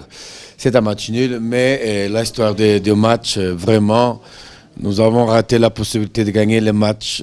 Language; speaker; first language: French; non-native, fluent; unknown